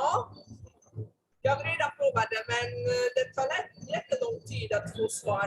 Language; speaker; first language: Swedish; non-native, learner; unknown